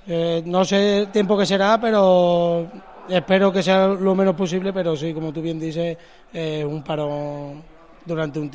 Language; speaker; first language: Spanish; native; Spanish